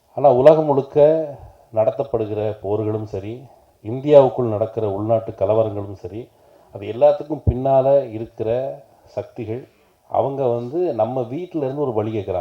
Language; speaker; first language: Tamil; native; Tamil